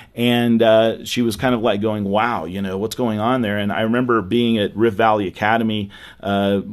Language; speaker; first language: English; native; English